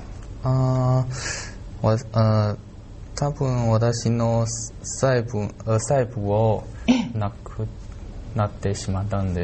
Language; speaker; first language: Japanese; non-native, learner; Chinese